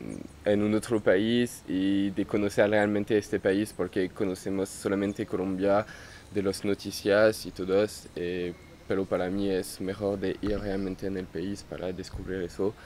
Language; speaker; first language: Spanish; non-native, learner; French